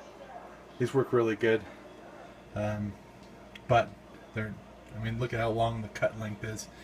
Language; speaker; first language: English; native; English